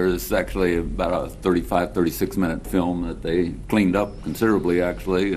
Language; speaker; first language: English; native; English